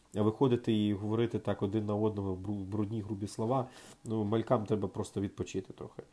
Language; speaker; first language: Ukrainian; native; Ukrainian